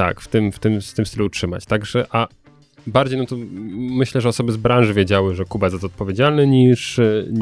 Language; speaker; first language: Polish; native; Polish